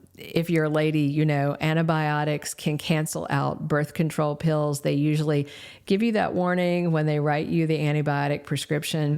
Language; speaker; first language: English; native; English